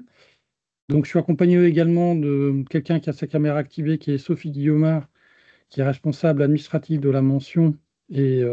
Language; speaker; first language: French; native; French